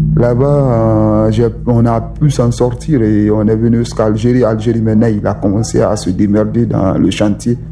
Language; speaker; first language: French; non-native, local second language; Susu